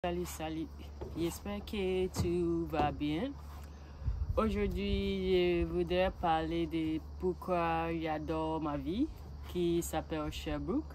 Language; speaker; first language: French; non-native, learner; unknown